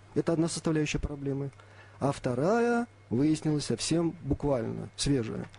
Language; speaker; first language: Russian; native; Russian